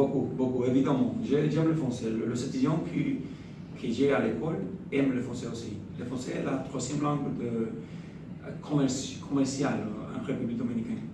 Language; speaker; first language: French; non-native, fluent; Spanish